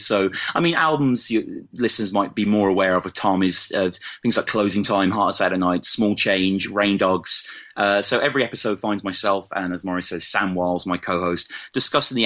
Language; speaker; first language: English; native; English